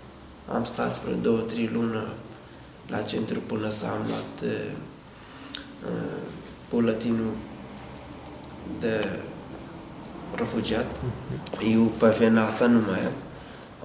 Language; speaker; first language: Romanian; non-native, learner; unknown